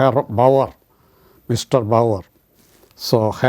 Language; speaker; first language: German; non-native, fluent; Malayalam